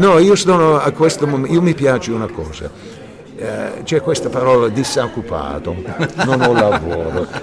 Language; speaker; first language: Italian; early bilingual, heritage; English